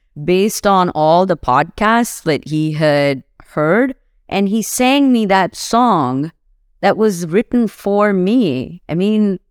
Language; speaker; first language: English; non-native, local second language; Urdu